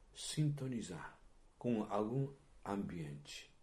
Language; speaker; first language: Portuguese; non-native, fluent; Japanese